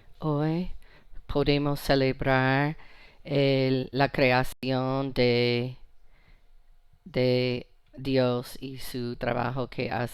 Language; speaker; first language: Spanish; non-native, fluent; English